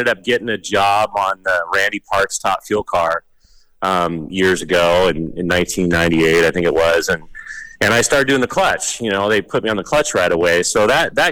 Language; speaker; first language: English; native; English